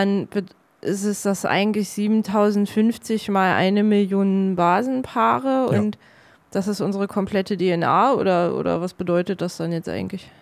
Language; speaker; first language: German; native; German